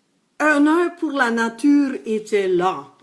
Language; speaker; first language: French; non-native, local second language; Dutch